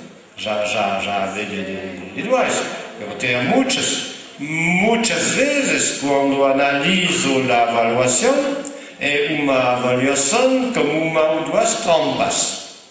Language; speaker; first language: Spanish; non-native, fluent; French